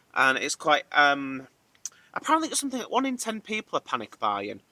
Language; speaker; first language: English; native; English